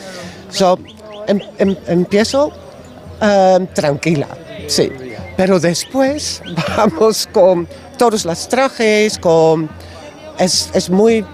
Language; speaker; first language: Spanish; non-native, learner; Dutch